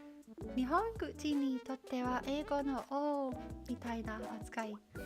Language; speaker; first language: Japanese; non-native, learner; Chinese